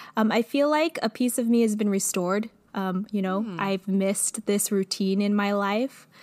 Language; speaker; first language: English; native; English